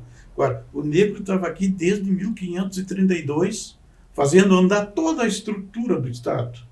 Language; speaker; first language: Portuguese; native; Portuguese